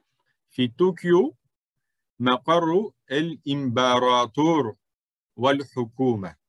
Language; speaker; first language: Arabic; non-native, fluent; French